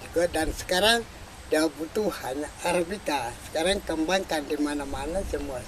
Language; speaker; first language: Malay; non-native, local second language; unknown